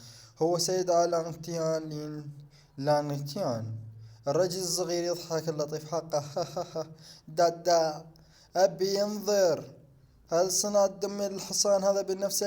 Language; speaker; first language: Arabic; native; Arabic